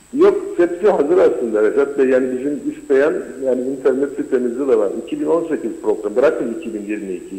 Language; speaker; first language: Turkish; native; Turkish